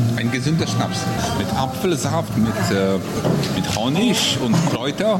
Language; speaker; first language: German; non-native, learner; Polish